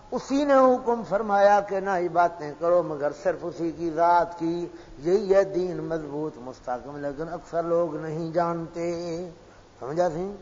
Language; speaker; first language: Urdu; non-native, local second language; Pashto